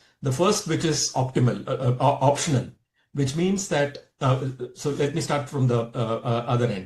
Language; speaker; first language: English; non-native, local second language; Tamil